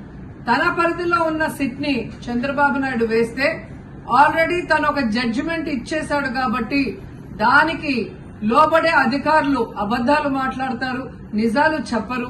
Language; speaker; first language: Telugu; native; Telugu